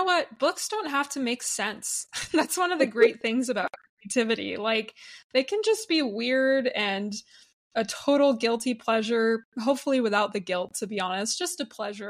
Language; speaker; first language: English; native; English